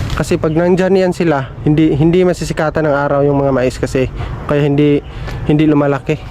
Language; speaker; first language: Filipino; non-native, local second language; Cebuano